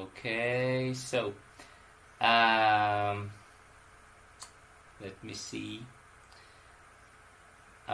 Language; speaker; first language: English; non-native, fluent; Persian